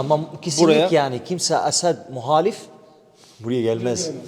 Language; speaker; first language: Turkish; non-native, learner; Arabic